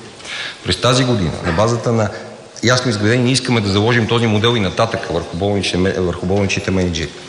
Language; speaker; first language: Bulgarian; native; Bulgarian